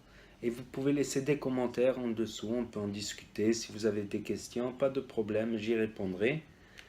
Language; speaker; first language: French; native; French